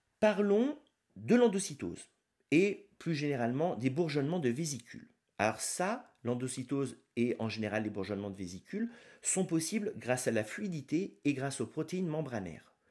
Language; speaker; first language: French; native; French